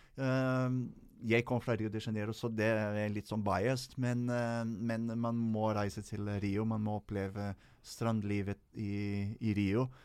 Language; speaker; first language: Norwegian; non-native, fluent; Portuguese